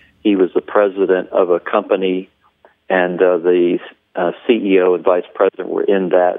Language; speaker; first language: English; native; English